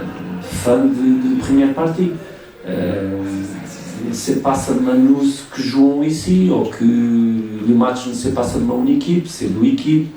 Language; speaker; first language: French; non-native, fluent; Portuguese